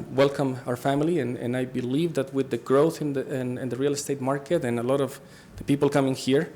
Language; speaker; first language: English; non-native, fluent; Spanish